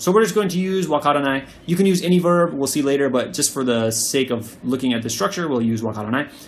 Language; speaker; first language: English; native; English